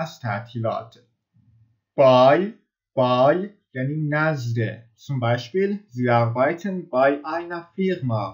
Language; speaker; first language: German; non-native, fluent; Persian